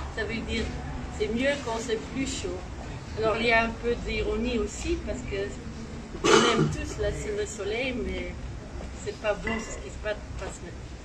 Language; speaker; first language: French; non-native, fluent; Dutch